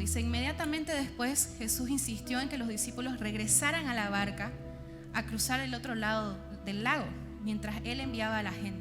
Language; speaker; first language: Spanish; native; Spanish